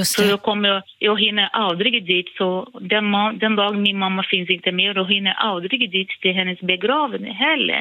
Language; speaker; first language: Swedish; non-native, fluent; Portuguese